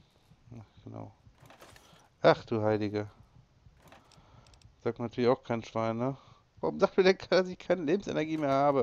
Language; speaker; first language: German; native; German